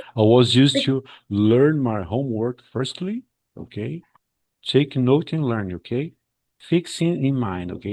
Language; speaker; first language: English; non-native, fluent; Portuguese